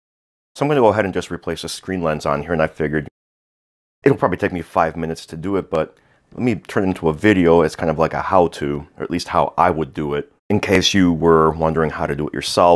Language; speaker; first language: English; native; English